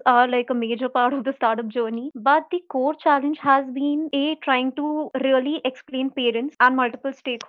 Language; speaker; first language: English; non-native, local second language; Hindi